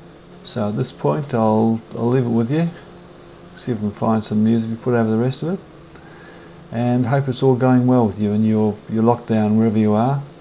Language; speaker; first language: English; native; English